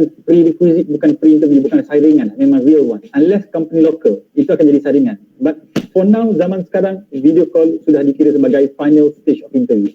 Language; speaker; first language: Malay; native; Malay